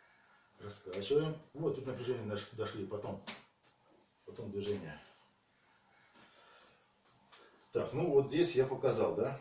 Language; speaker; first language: Russian; native; Russian